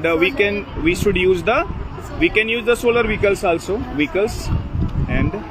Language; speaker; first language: English; non-native, local second language; Hindi